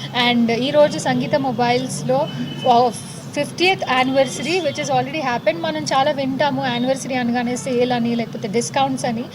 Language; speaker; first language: Telugu; native; Telugu